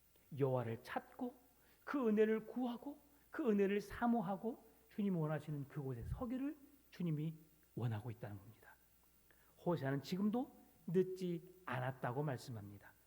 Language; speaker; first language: Korean; native; Korean